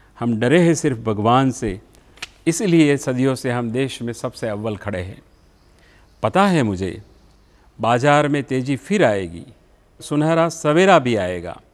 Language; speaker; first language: Hindi; non-native, local second language; Gujarati